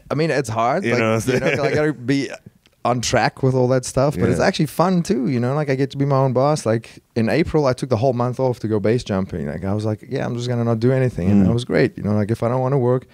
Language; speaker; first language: English; native; English